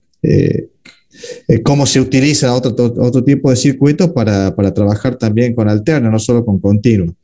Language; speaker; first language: Spanish; native; Spanish